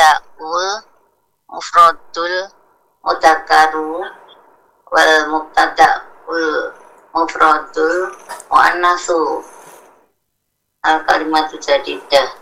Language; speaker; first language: Arabic; non-native, learner; Indonesian